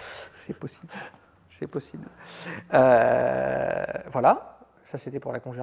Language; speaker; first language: French; native; French